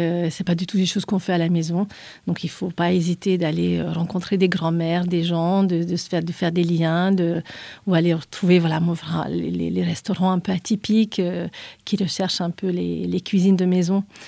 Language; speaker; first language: French; non-native, fluent; Hungarian